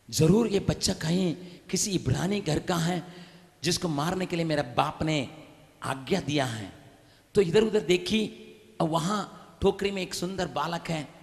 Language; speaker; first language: Hindi; non-native, local second language; Tamil